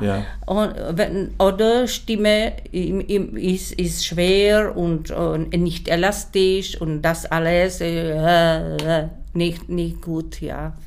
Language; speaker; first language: German; non-native, learner; Czech